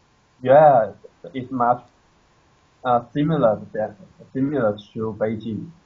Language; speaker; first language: English; non-native, learner; Chinese